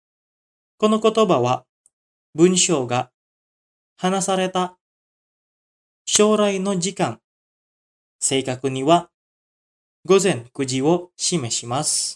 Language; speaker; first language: Japanese; non-native, fluent; Indonesian